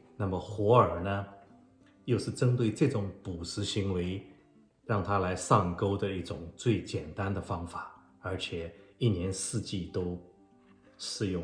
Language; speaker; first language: Chinese; native; Chinese